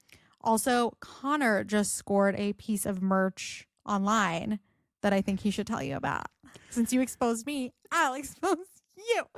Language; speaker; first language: English; native; English